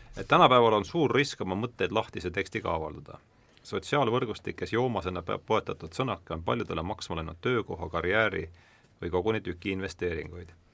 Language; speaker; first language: Estonian; native; Estonian